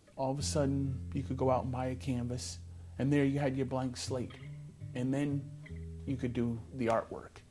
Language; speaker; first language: English; native; English